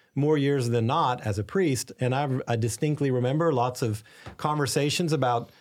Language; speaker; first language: English; native; English